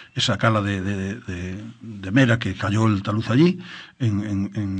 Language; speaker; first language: Spanish; non-native, local second language; Galician